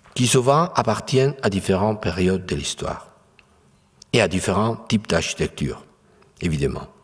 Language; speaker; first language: French; non-native, fluent; Spanish